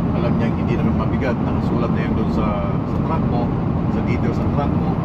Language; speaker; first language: Filipino; non-native, local second language; Cebuano